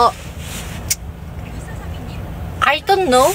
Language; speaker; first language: English; non-native, learner; Korean